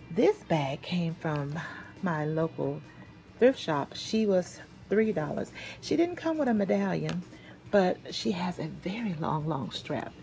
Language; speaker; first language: English; native; English